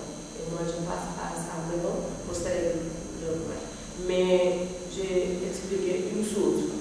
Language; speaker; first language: French; non-native, learner; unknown